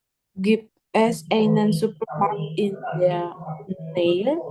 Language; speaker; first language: German; non-native, learner; Indonesian